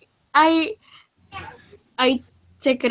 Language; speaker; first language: English; non-native, learner; Spanish